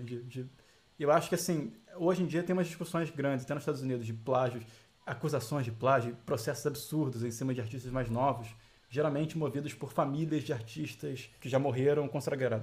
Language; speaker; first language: Portuguese; native; Portuguese